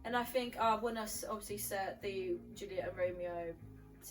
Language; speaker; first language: English; native; English